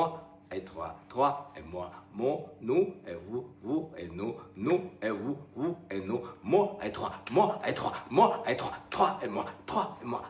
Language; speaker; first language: French; non-native, learner; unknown